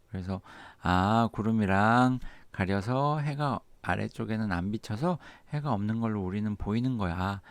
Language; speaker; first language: Korean; native; Korean